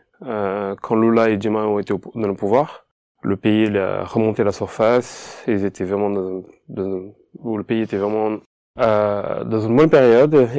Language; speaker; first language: French; non-native, fluent; Portuguese